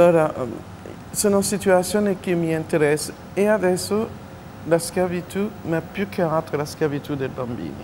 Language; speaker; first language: Italian; non-native, fluent; French